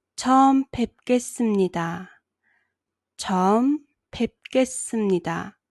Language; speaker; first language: Korean; non-native, fluent; Mongolian